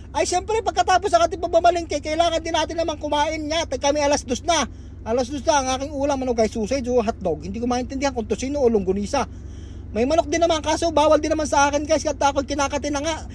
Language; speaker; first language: Filipino; native; Filipino